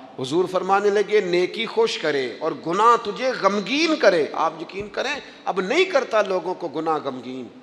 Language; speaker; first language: Urdu; non-native, local second language; Punjabi